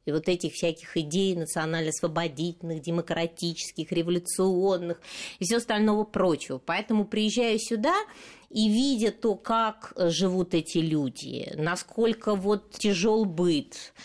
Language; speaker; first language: Russian; native; Russian